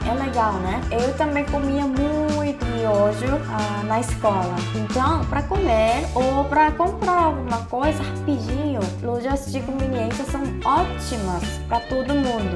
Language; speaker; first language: Portuguese; non-native, fluent; Korean